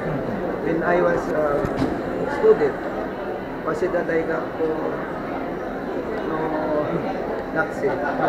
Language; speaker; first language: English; non-native, local second language; Filipino